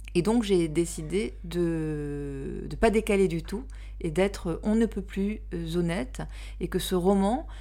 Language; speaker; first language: French; native; French